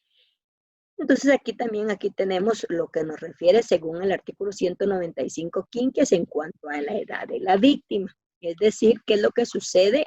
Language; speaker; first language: Spanish; native; Spanish